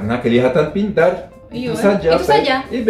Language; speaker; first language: Indonesian; non-native, fluent; French